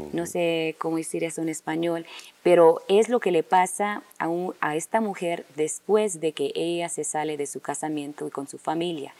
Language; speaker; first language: Spanish; early bilingual, heritage; Spanish